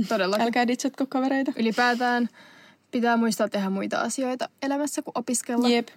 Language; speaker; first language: Finnish; non-native, local second language; Swedish